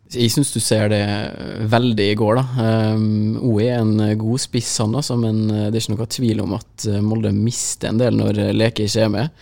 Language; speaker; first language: Norwegian; native; Norwegian